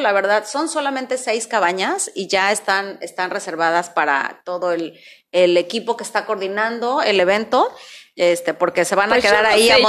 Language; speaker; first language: Spanish; native; Spanish